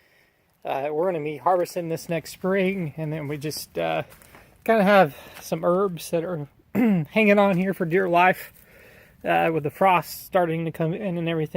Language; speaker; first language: English; native; English